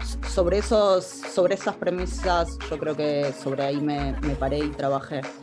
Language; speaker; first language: Spanish; native; Spanish